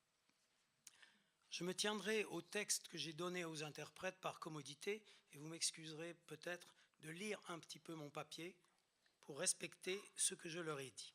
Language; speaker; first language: French; native; French